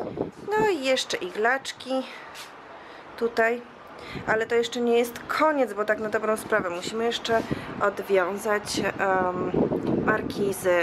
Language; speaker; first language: Polish; native; Polish